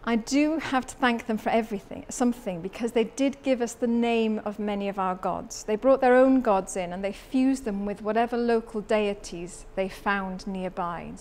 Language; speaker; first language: English; native; English